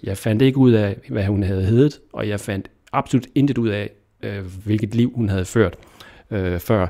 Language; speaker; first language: Danish; native; Danish